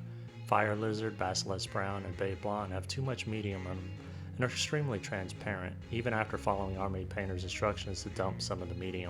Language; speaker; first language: English; native; English